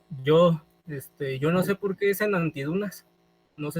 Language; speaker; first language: Spanish; native; Spanish